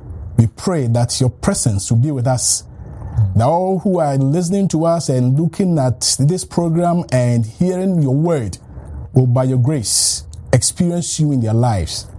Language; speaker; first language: English; non-native, local second language; Akan